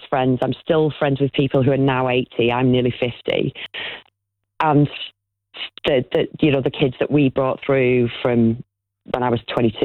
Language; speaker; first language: English; native; English